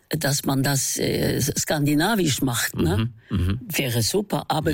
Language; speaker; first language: German; non-native, fluent; Norwegian